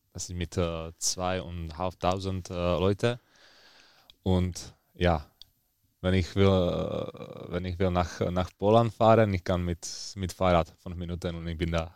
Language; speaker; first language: German; non-native, learner; Czech